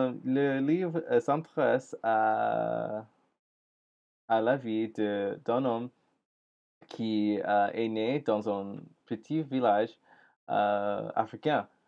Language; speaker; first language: French; non-native, learner; English